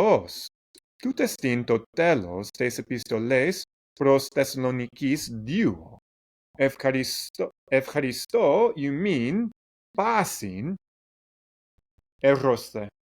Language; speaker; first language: Greek; non-native, fluent; English